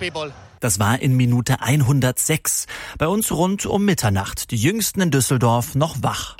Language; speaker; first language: German; native; German